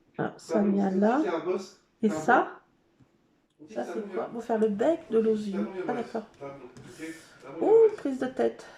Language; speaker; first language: French; native; French